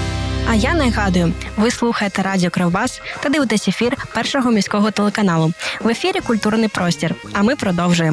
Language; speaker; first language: Ukrainian; native; Ukrainian